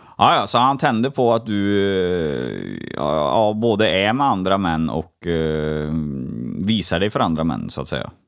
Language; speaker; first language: Swedish; native; Swedish